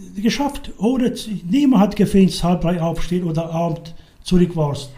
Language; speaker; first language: German; non-native, learner; Hungarian